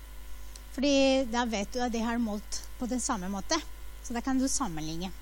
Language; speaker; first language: Norwegian; non-native, fluent; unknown